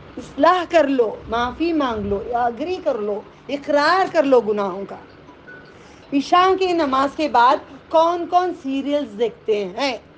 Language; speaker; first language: Urdu; native; Urdu